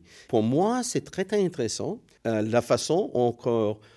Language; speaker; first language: French; non-native, fluent; English